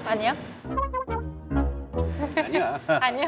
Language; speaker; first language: Korean; non-native, fluent; French